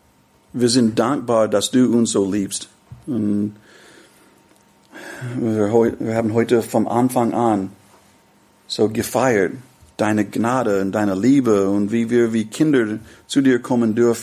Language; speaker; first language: German; non-native, fluent; English